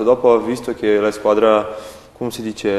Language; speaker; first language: Italian; non-native, learner; Portuguese